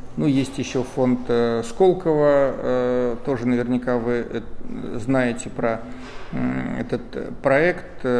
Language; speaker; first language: Russian; native; Russian